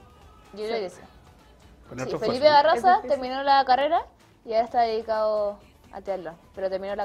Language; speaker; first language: Spanish; native; Spanish